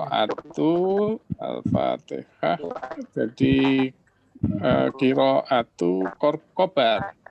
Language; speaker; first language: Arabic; non-native, learner; Indonesian